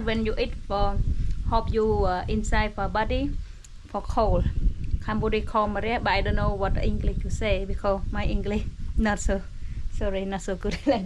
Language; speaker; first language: English; non-native, local second language; Khmer